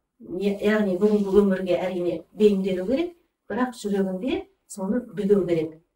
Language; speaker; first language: Kazakh; early bilingual, heritage; Kazakh